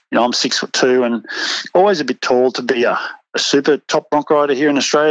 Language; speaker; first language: English; native; English